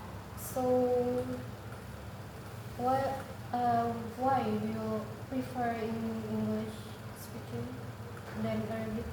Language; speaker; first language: English; non-native, learner; Indonesian